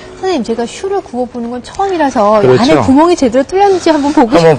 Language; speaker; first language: Korean; native; Korean